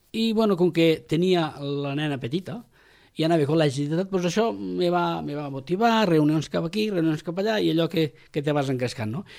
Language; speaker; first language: Catalan; non-native, local second language; Spanish